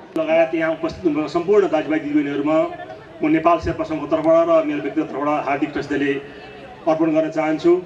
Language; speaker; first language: Nepali; non-native, local second language; Sherpa